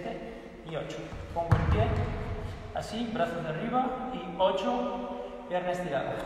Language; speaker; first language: Spanish; non-native, fluent; Italian